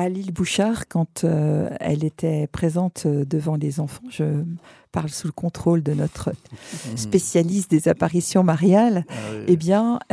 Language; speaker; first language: French; native; French